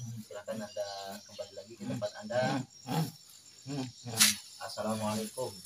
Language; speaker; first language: Indonesian; native; Indonesian